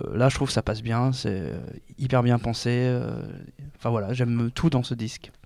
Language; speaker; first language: French; native; French